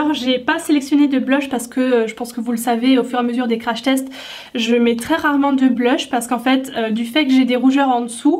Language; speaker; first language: French; native; French